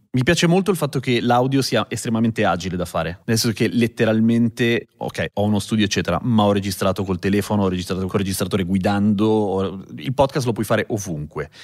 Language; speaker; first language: Italian; native; Italian